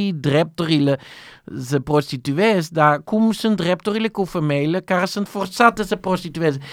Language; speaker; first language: Romanian; non-native, learner; Dutch